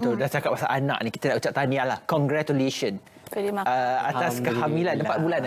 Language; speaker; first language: Malay; native; Malay